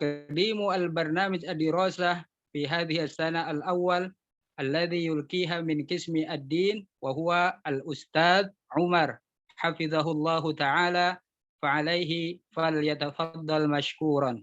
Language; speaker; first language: Arabic; non-native, fluent; Indonesian